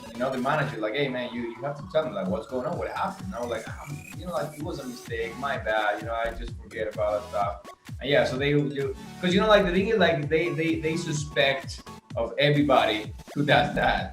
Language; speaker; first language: English; non-native, fluent; Spanish